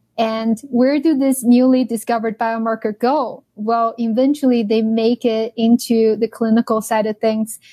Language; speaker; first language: English; non-native, fluent; Chinese